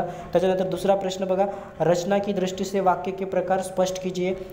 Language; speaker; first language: Hindi; non-native, local second language; Marathi